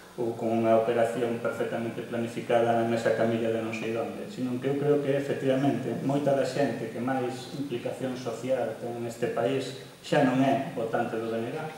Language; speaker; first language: Galician; native; Galician